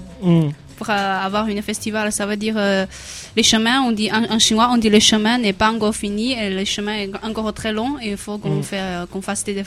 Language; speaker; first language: French; non-native, learner; Chinese